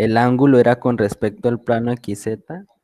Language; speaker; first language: Spanish; native; Spanish